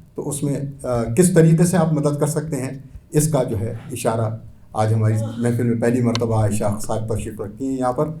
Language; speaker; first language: Urdu; native; Urdu